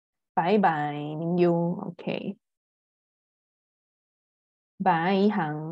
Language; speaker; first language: Chinese; native; Chinese